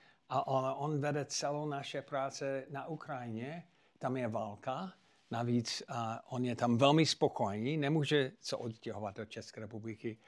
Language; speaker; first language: Czech; non-native, fluent; English